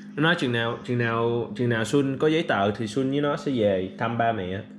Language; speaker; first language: Vietnamese; early bilingual, other home language; English